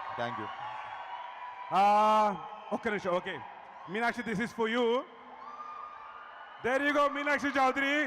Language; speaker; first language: Telugu; native; Telugu